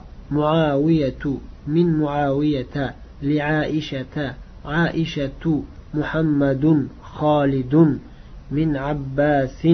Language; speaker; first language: Arabic; non-native, fluent; Uzbek